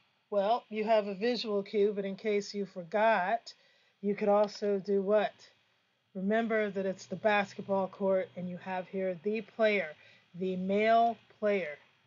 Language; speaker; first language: English; native; English